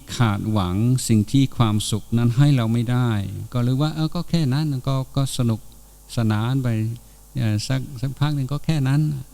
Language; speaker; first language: Thai; non-native, fluent; English